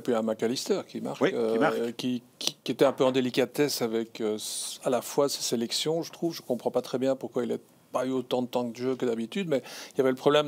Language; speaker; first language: French; native; French